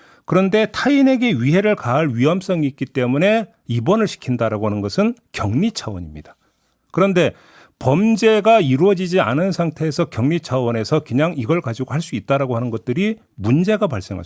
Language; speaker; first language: Korean; native; Korean